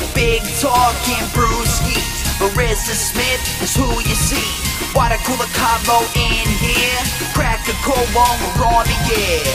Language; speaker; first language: English; native; English